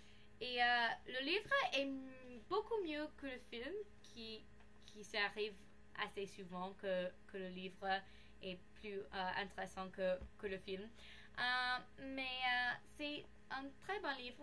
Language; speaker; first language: French; non-native, learner; English